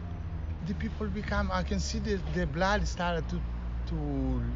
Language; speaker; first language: English; non-native, learner; Kabuverdianu